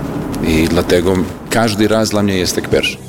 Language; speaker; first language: Polish; non-native, fluent; Serbian